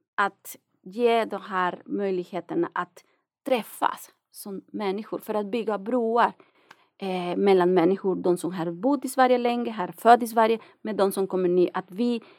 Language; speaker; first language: Swedish; non-native, fluent; Spanish